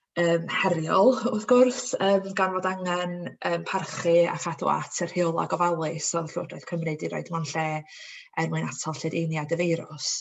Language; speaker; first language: Welsh; native; Welsh